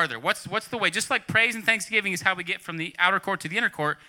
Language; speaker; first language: English; native; English